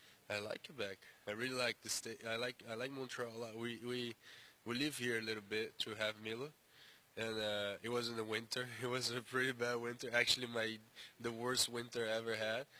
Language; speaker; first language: English; non-native, fluent; Portuguese